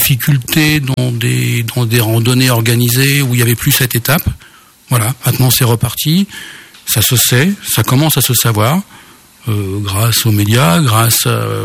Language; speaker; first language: French; native; French